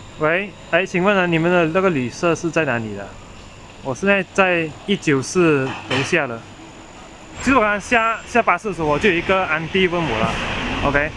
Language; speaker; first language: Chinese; native; Chinese